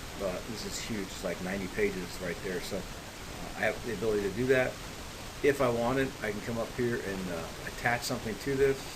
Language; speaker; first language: English; native; English